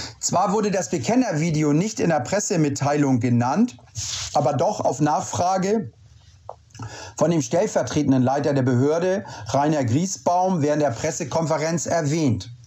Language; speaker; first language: German; native; German